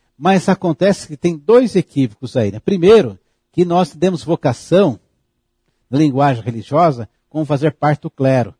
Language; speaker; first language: Portuguese; native; Portuguese